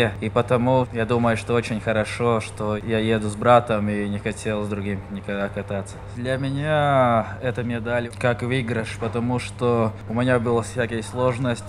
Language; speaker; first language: Russian; non-native, local second language; Latvian